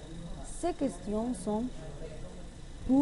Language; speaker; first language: French; non-native, learner; Spanish